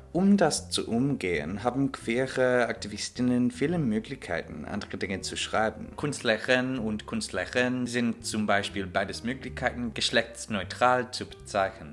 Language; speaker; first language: German; non-native, fluent; English